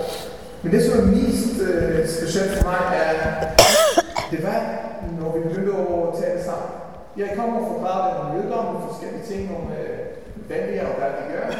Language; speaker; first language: Danish; non-native, fluent; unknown